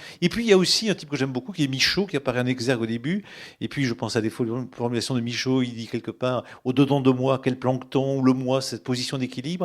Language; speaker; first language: French; native; French